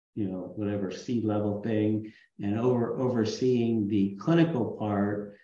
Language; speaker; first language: English; native; English